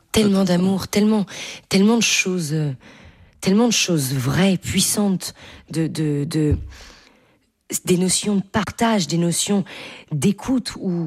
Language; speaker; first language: French; native; French